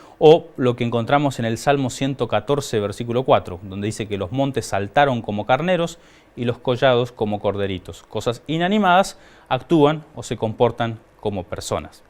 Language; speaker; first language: Spanish; native; Spanish